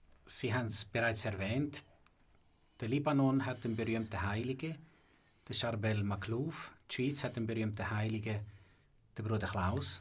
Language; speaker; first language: German; native; German